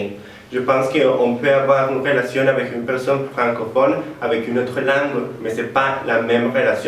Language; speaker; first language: French; non-native, learner; Spanish